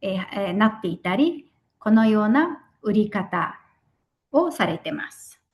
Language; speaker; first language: Japanese; non-native, fluent; Mongolian